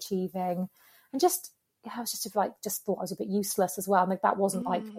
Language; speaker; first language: English; native; English